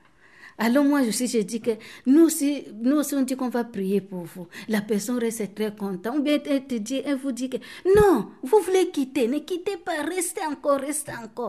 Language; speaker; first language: French; non-native, fluent; Tamil